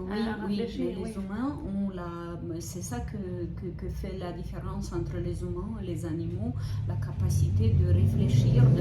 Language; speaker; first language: French; non-native, fluent; Ukrainian